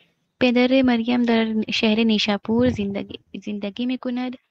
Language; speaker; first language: Persian; non-native, learner; Urdu